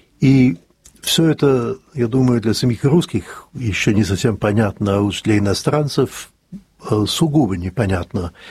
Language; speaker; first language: Russian; early bilingual, heritage; Russian